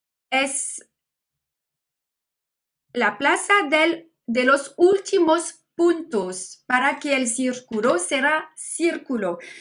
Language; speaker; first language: Spanish; non-native, learner; French